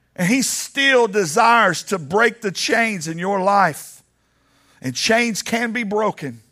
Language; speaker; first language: English; native; English